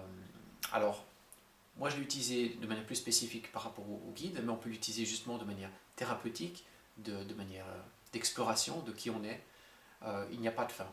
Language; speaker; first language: French; native; French